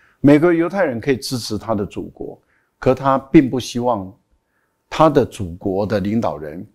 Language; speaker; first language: Chinese; native; Chinese